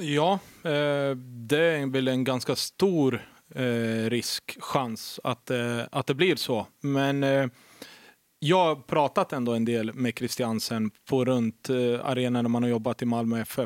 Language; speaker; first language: Swedish; native; Swedish